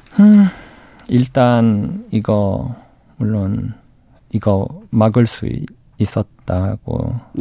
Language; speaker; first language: Korean; non-native, learner; English